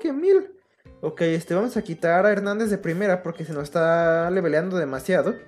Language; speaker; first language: Spanish; native; Spanish